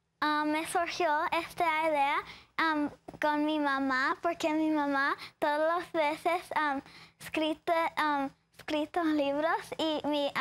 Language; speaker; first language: Spanish; early bilingual, heritage; English